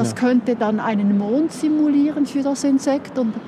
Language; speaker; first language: German; native; German